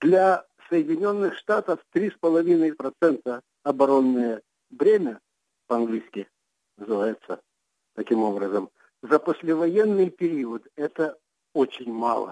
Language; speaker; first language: Russian; native; Russian